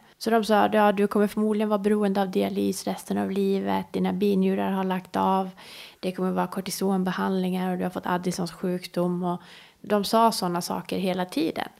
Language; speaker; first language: Swedish; early bilingual, other home language; Persian